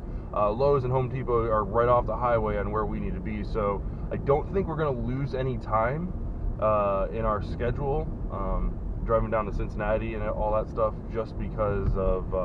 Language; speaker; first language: English; native; English